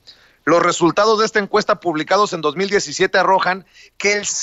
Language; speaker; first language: Spanish; native; Spanish